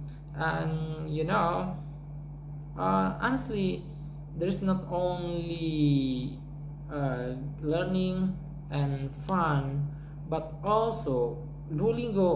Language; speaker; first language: English; non-native, learner; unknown